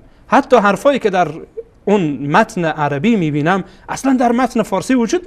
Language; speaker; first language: Persian; native; Persian